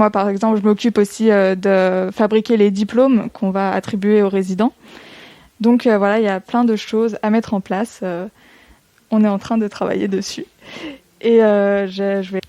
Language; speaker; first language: French; native; French